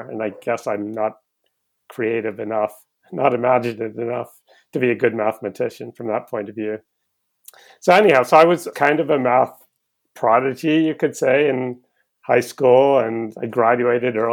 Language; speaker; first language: English; native; English